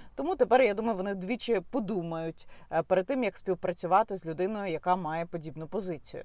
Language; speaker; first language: Ukrainian; non-native, local second language; Russian